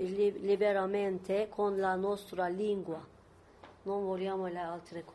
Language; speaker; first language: Italian; non-native, learner; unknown